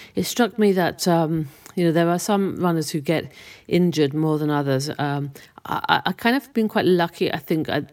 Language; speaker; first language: English; native; English